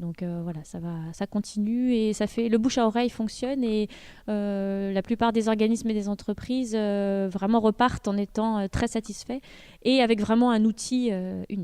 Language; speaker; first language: French; native; French